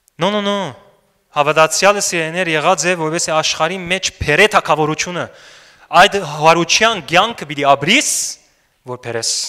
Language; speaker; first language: Armenian; early bilingual, heritage; Armenian